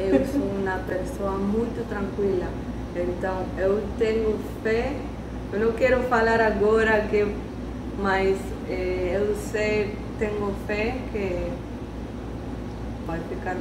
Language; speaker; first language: Portuguese; non-native, learner; Spanish